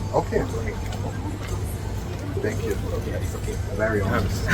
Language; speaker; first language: English; non-native, learner; German